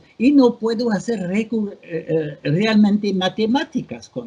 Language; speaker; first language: Spanish; non-native, fluent; French